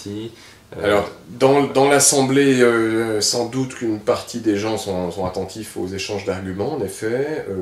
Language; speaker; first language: French; native; French